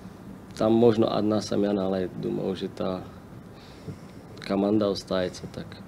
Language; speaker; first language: Russian; non-native, learner; Slovak